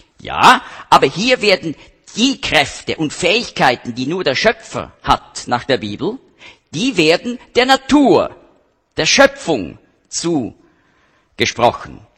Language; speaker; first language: German; native; German